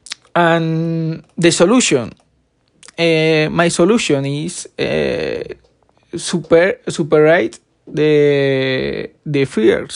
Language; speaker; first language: English; non-native, learner; Spanish